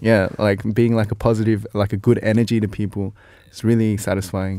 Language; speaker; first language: English; native; English